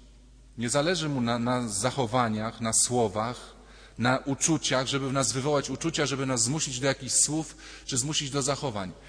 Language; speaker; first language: Polish; native; Polish